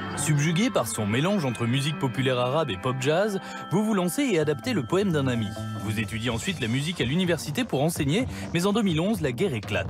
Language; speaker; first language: French; native; French